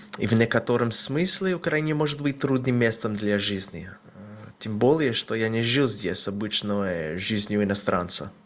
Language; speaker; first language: Russian; non-native, fluent; English